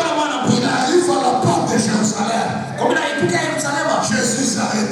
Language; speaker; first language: French; non-native, local second language; Lingala